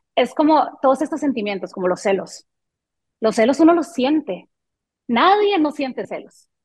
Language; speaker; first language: Spanish; early bilingual, other home language; French